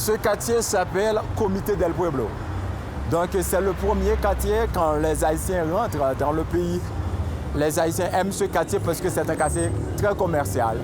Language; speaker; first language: French; non-native, local second language; Haitian Creole